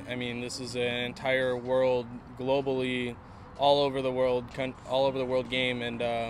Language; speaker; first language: English; native; English